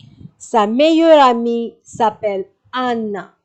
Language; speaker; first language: French; non-native, fluent; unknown